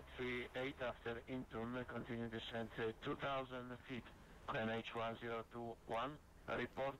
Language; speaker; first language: English; non-native, learner; Polish